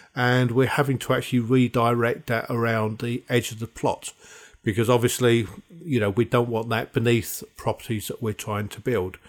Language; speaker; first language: English; native; English